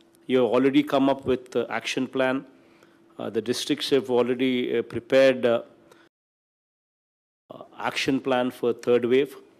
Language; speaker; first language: English; non-native, local second language; Telugu